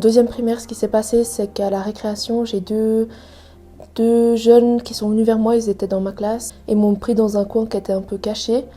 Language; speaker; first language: French; native; French